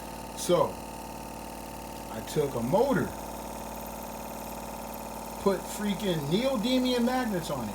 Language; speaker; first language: English; native; English